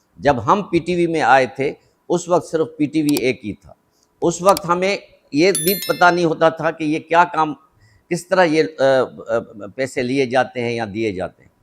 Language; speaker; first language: Urdu; non-native, local second language; Sindhi